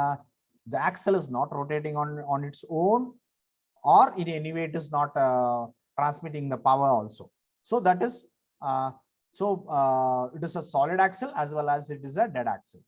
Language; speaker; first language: English; non-native, local second language; Marathi